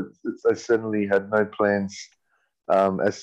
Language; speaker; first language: English; native; English